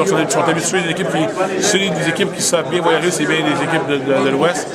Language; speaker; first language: French; native; French